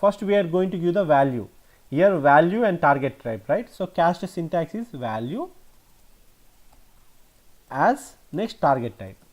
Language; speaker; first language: English; non-native, local second language; Telugu